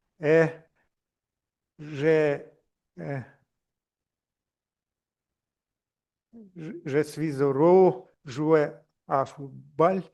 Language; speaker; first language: French; non-native, learner; Russian